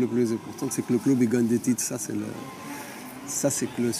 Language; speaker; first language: French; non-native, fluent; Portuguese